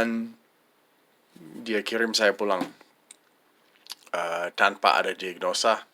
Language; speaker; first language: Indonesian; non-native, fluent; English